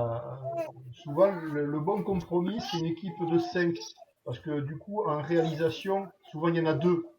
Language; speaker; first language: French; native; French